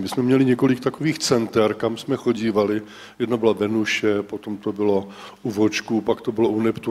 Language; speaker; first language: Czech; native; Czech